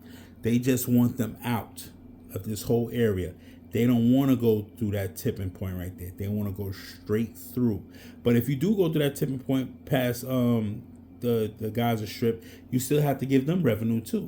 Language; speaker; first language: English; native; English